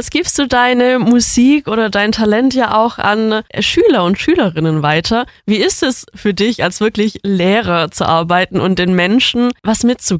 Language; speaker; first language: German; native; German